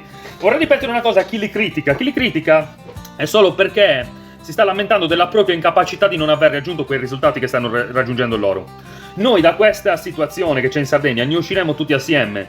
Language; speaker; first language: Italian; native; Italian